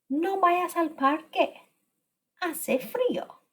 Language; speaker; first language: Spanish; non-native, fluent; English